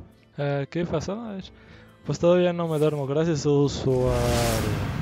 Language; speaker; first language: Spanish; native; Spanish